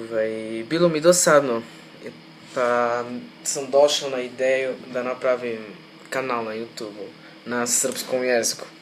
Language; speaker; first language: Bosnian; non-native, fluent; Portuguese